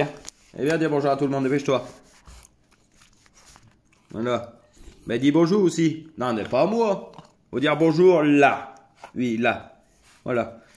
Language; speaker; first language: French; native; French